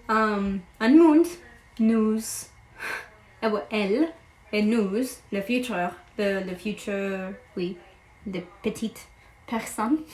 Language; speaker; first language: French; non-native, learner; English